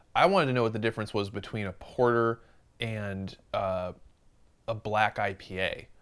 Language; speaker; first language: English; native; English